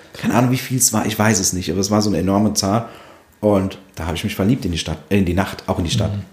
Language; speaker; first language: German; early bilingual, other home language; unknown